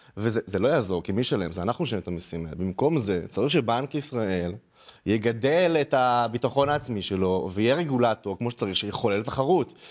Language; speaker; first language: Hebrew; native; Hebrew